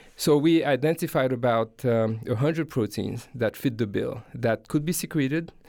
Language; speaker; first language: English; non-native, fluent; Haitian Creole